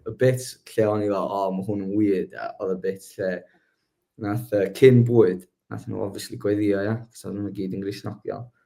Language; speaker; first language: Welsh; native; Welsh